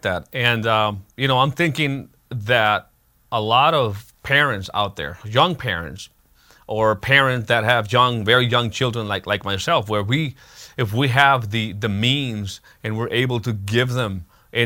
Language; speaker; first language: English; early bilingual, other home language; Spanish